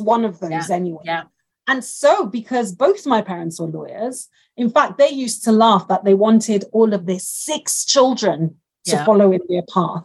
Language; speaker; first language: English; non-native, local second language; Yoruba